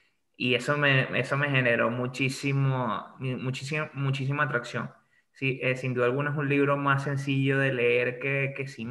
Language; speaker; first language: Spanish; non-native, fluent; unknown